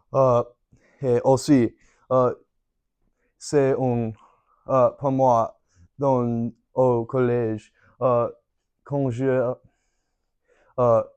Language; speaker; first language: French; non-native, learner; English